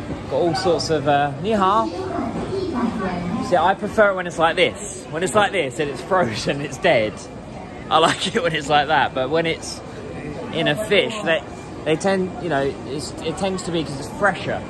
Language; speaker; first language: English; native; English